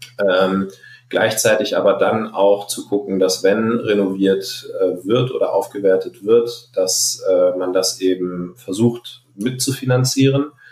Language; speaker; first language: German; non-native, fluent; Arabic